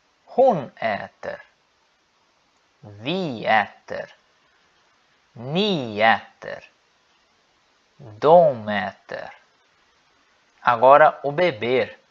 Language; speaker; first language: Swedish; non-native, learner; Portuguese